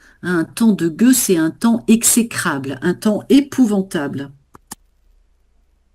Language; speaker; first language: French; native; French